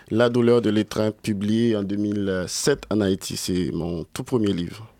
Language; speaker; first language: French; native; French